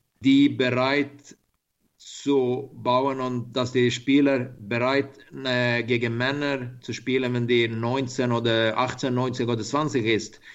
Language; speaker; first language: German; non-native, learner; Swedish